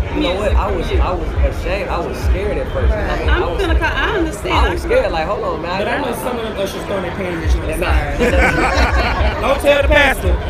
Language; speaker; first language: English; native; English